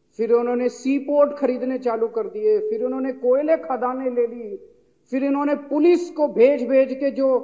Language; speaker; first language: Hindi; native; Hindi